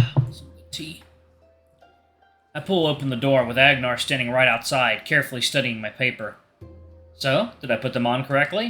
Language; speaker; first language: English; native; English